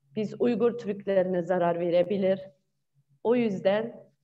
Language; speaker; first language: Turkish; non-native, fluent; Chinese